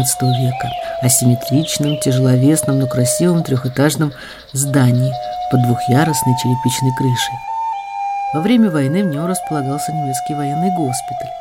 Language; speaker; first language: Russian; native; Russian